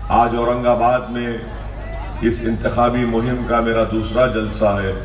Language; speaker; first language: Urdu; native; Urdu